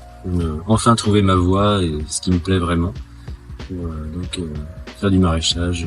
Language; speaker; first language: French; native; French